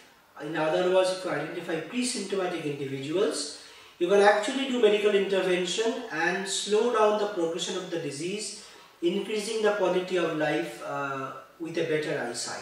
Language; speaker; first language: English; non-native, local second language; Bangla